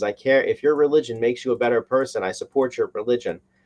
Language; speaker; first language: English; native; English